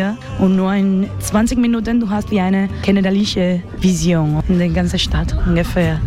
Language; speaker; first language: German; non-native, learner; Spanish